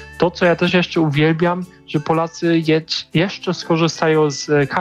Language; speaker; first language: Polish; non-native, fluent; German